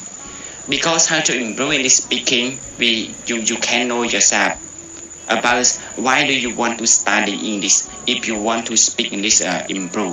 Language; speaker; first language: English; non-native, learner; Khmer